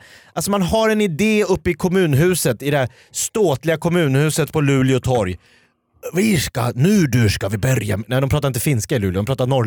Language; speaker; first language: Swedish; native; Swedish